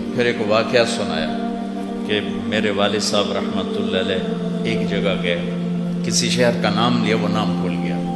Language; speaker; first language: Urdu; non-native, local second language; Punjabi